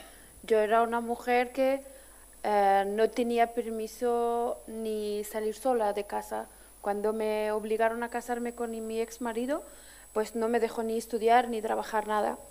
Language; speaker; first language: Spanish; non-native, fluent; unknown